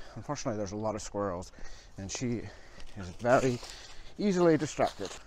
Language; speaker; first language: English; native; English